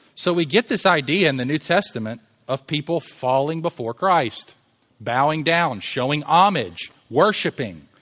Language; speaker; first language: English; native; English